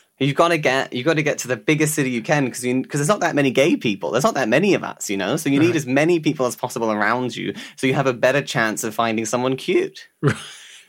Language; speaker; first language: English; native; English